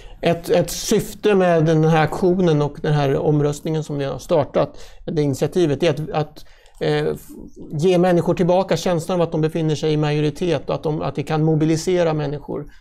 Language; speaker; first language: Swedish; native; Swedish